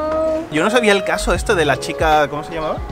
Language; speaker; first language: Spanish; native; Spanish